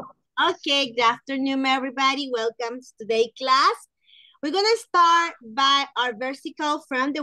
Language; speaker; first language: English; non-native, fluent; Spanish